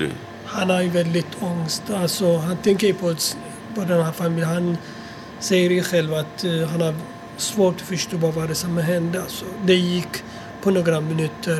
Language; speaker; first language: Swedish; non-native, fluent; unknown